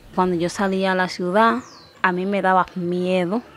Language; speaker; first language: Spanish; native; Spanish